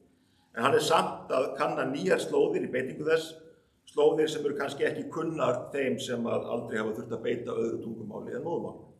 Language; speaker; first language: Icelandic; native; Icelandic